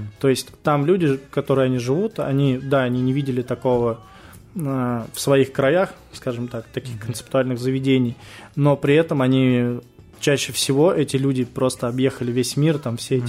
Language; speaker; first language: Russian; native; Russian